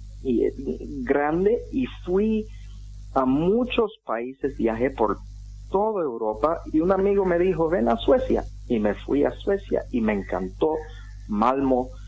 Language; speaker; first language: Spanish; non-native, fluent; English